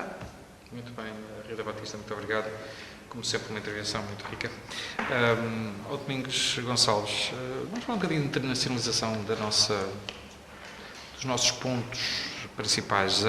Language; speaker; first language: Portuguese; native; Portuguese